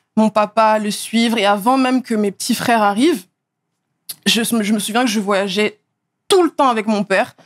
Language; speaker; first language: French; native; French